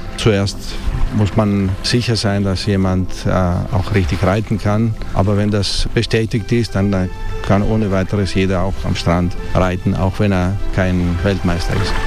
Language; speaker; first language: German; non-native, fluent; Italian